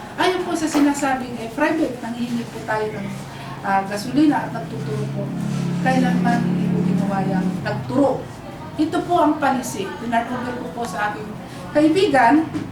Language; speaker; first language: Filipino; non-native, local second language; Pangasinan